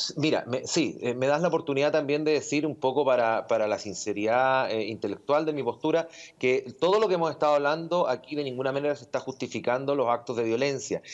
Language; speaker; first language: Spanish; native; Spanish